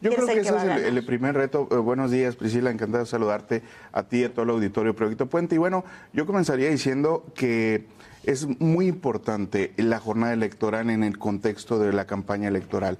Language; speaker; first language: Spanish; native; Spanish